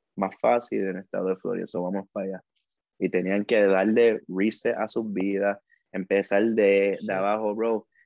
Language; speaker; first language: Spanish; early bilingual, heritage; Spanish